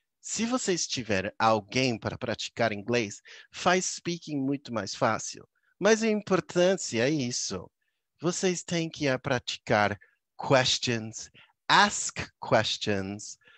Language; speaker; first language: Portuguese; non-native, fluent; English